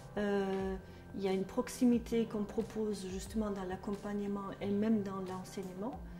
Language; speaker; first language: French; non-native, fluent; German